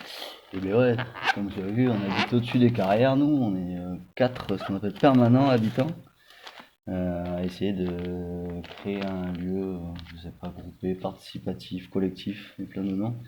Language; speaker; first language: French; native; French